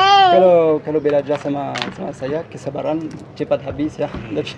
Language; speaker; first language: Indonesian; non-native, learner; French